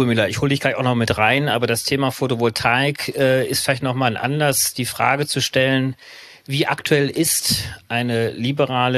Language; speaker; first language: German; native; German